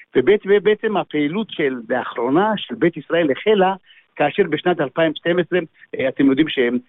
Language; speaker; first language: Hebrew; early bilingual, other home language; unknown